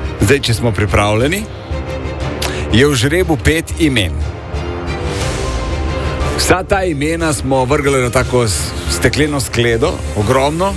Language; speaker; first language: Slovenian; native; Slovenian